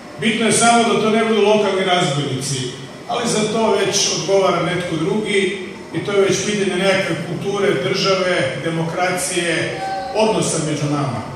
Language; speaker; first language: Croatian; native; Croatian